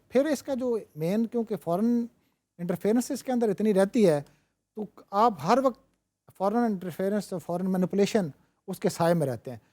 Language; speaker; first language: Urdu; non-native, local second language; Punjabi